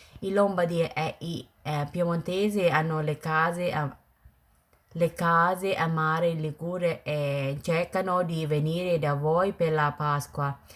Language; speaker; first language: Italian; non-native, learner; Thai